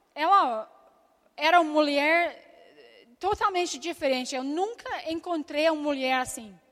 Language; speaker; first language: Portuguese; non-native, learner; English